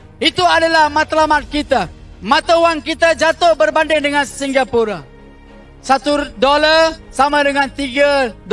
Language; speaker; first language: Malay; non-native, local second language; Tamil